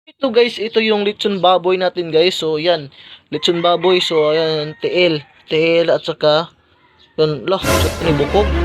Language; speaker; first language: Filipino; non-native, local second language; Hiligaynon